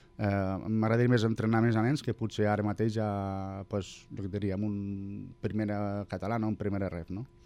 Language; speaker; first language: Catalan; native; Catalan